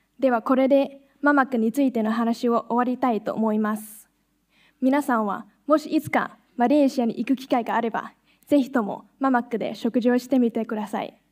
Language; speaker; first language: Japanese; non-native, fluent; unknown